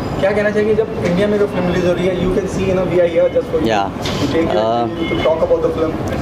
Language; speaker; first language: Hindi; native; Hindi